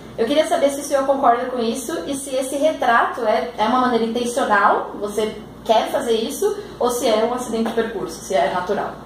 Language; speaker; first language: Portuguese; native; Portuguese